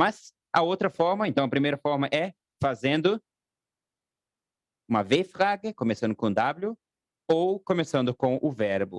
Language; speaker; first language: Portuguese; non-native, fluent; German